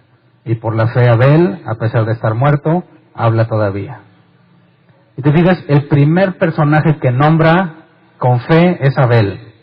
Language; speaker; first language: Spanish; native; Spanish